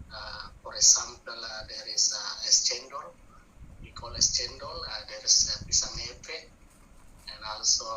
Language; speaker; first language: English; non-native, learner; Indonesian